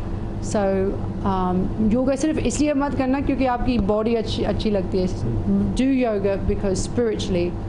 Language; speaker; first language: Hindi; non-native, fluent; English